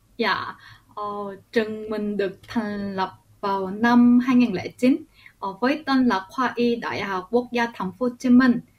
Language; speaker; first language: Vietnamese; early bilingual, other home language; Korean